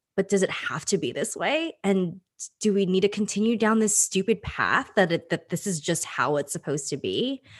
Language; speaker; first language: English; early bilingual, other home language; Filipino